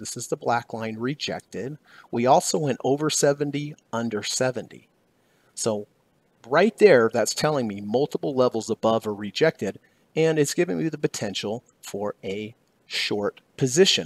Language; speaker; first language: English; native; English